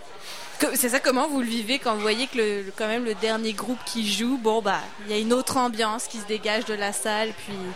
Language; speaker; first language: French; native; French